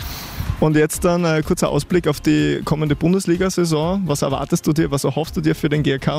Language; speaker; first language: German; native; German